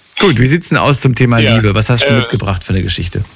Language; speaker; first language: German; native; German